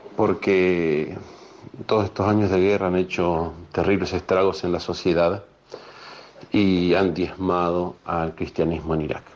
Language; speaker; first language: Spanish; native; Spanish